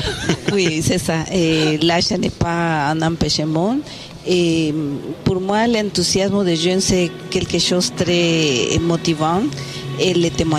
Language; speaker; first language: French; non-native, fluent; Spanish